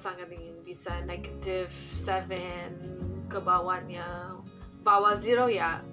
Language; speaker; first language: Indonesian; non-native, fluent; English